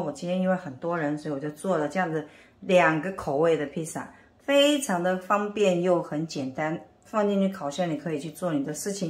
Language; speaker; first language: Chinese; native; Chinese